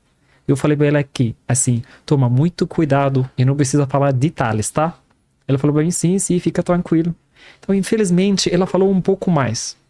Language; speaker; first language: Portuguese; non-native, fluent; Arabic